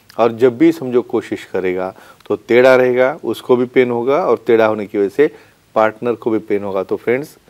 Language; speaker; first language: Hindi; non-native, local second language; Marathi